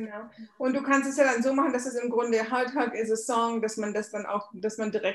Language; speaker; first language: German; native; German